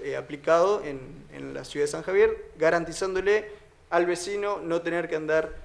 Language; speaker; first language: Spanish; native; Spanish